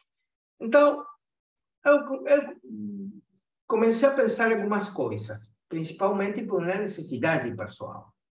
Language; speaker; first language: Portuguese; non-native, fluent; Spanish